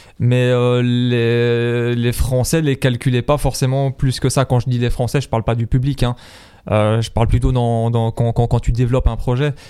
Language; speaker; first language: French; native; French